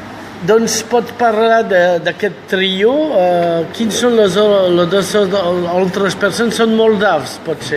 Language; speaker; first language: Catalan; non-native, fluent; French